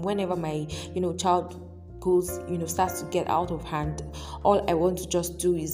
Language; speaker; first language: English; non-native, local second language; Yoruba